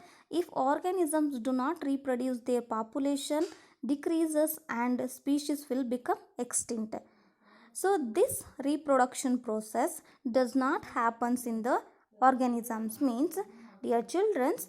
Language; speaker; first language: English; non-native, local second language; Kannada